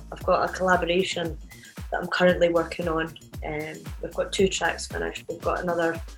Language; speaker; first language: English; native; English